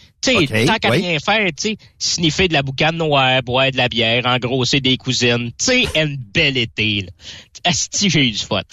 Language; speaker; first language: French; native; French